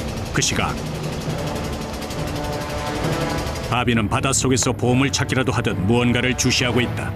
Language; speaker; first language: Korean; native; Korean